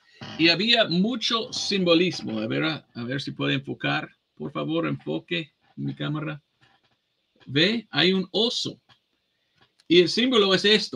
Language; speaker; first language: Spanish; non-native, fluent; English